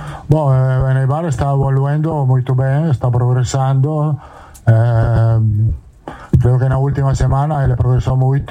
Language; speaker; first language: Portuguese; non-native, fluent; Italian